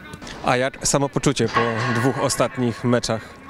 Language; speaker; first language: Polish; native; Polish